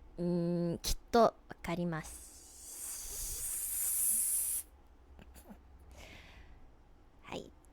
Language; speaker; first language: Japanese; non-native, learner; English